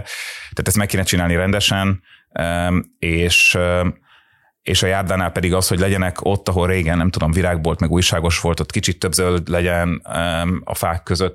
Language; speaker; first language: Hungarian; native; Hungarian